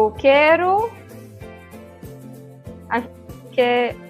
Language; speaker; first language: Spanish; non-native, learner; Hindi